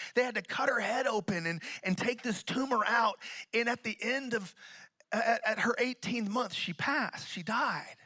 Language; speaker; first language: English; native; English